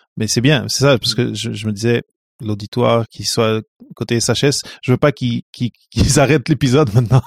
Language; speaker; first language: French; native; French